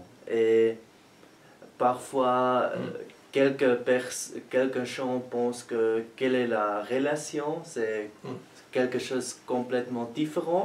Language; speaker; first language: French; non-native, learner; German